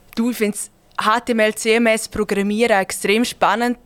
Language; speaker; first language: German; native; German